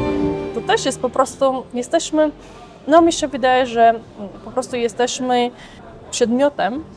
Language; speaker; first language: Polish; non-native, fluent; Armenian